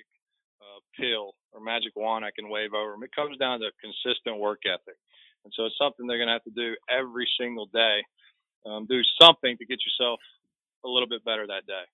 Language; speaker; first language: English; native; English